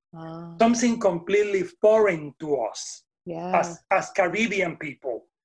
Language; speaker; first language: English; non-native, fluent; Spanish